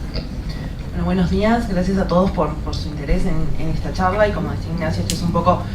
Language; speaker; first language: Spanish; native; Spanish